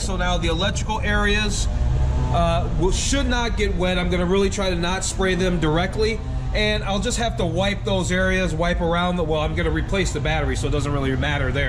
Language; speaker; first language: English; native; English